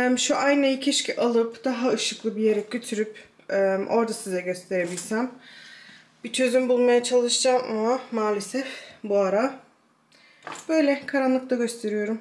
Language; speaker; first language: Turkish; early bilingual, heritage; Turkish